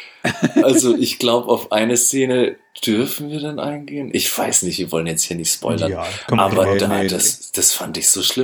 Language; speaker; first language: German; native; German